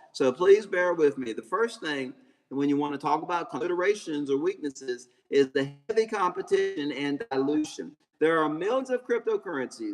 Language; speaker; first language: English; native; English